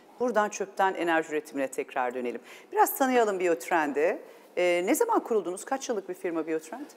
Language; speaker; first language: Turkish; native; Turkish